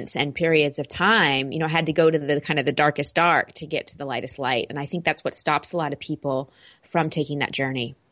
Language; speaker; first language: English; native; English